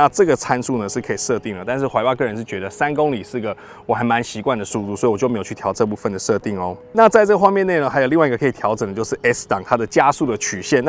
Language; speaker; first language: Chinese; native; Chinese